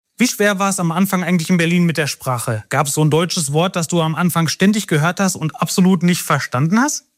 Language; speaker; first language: German; native; German